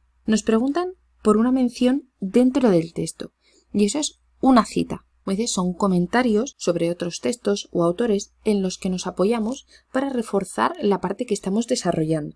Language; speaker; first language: Spanish; native; Spanish